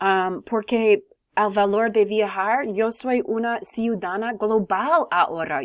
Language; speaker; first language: Spanish; non-native, learner; English